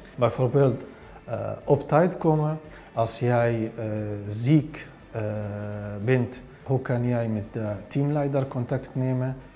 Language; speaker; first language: Dutch; non-native, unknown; Arabic